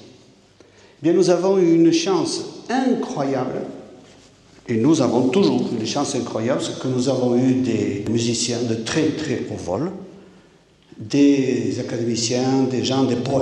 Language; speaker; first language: French; native; French